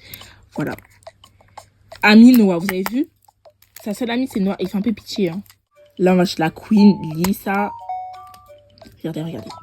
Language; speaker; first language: French; native; French